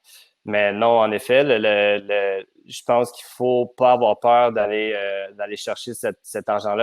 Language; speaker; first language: French; native; French